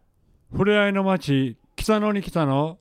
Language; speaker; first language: Japanese; native; Japanese